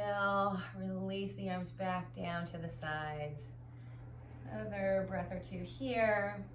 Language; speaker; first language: English; native; English